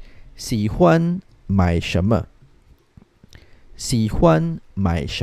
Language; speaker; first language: Chinese; non-native, fluent; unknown